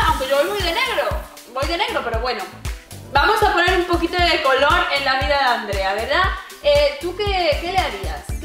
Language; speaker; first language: Spanish; native; Spanish